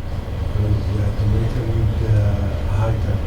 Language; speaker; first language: English; non-native, learner; Arabic